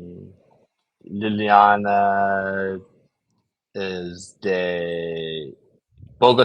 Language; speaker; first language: Spanish; non-native, learner; English